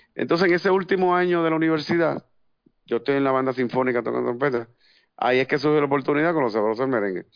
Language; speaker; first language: Spanish; native; Spanish